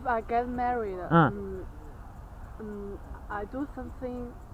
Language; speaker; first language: English; non-native, learner; Chinese